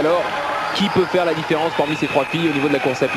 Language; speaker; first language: French; native; French